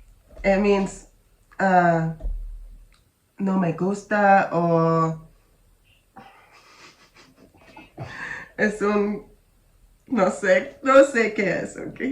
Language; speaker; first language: Spanish; non-native, learner; English